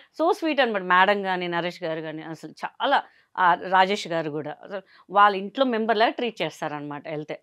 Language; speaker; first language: Telugu; non-native, local second language; Hindi